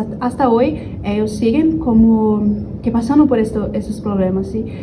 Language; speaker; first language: Spanish; non-native, learner; Portuguese